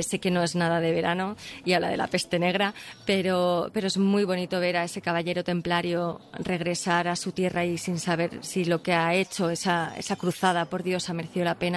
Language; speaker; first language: Spanish; native; Spanish